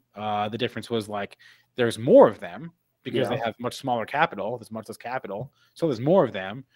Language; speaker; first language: English; native; English